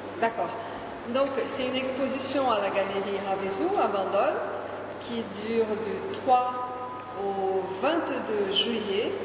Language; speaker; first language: French; non-native, fluent; Portuguese